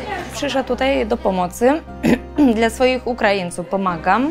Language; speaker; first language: Polish; non-native, learner; Ukrainian